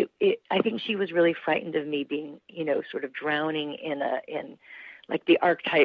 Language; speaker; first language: English; native; English